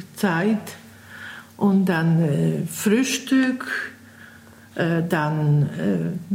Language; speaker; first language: German; non-native, learner; Polish